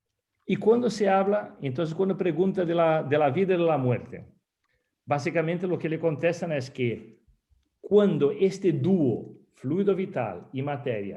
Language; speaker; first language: Spanish; non-native, fluent; Portuguese